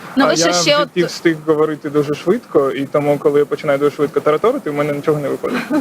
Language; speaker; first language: Ukrainian; non-native, local second language; Russian